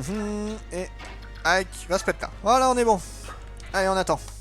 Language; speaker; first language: French; native; French